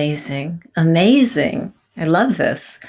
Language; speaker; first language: English; native; English